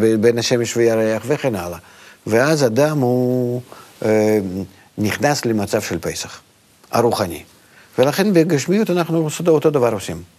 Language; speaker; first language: Hebrew; non-native, fluent; Russian